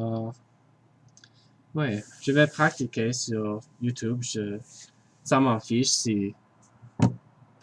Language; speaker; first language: French; non-native, learner; English